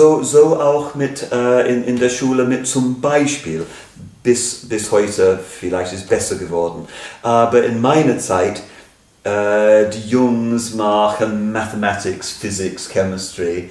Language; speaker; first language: German; non-native, fluent; English